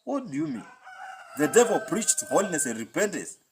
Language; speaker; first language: English; non-native, local second language; Swahili